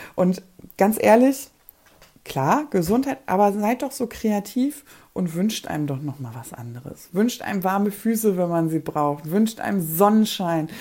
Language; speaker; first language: German; early bilingual, other home language; Polish